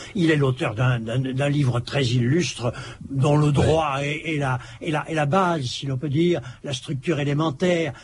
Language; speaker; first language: French; native; French